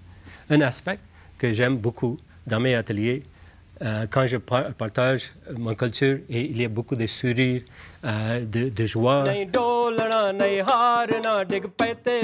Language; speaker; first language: French; non-native, fluent; Punjabi